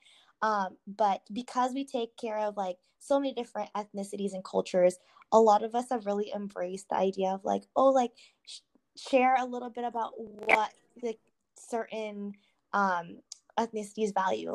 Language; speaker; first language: English; native; English